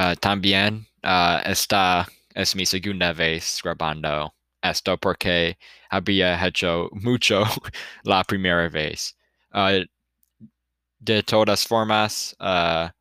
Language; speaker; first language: Spanish; non-native, learner; English